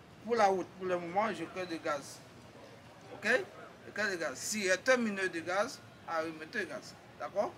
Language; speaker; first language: French; non-native, learner; Spanish